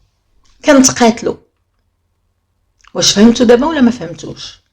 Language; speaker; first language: Arabic; native; Arabic